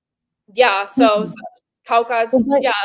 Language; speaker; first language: Latvian; early bilingual, heritage; Latvian